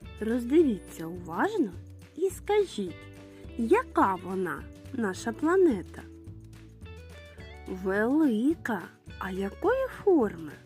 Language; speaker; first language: Ukrainian; native; Ukrainian